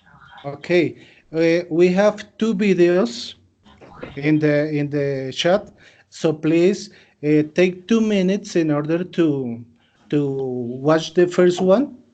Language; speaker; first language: English; non-native, fluent; Spanish